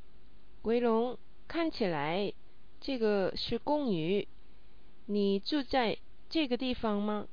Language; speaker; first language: Chinese; non-native, learner; English